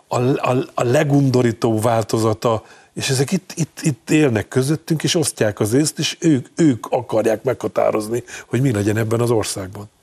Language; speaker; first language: Hungarian; native; Hungarian